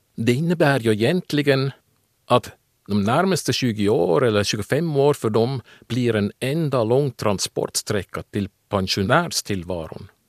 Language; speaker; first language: Swedish; non-native, fluent; German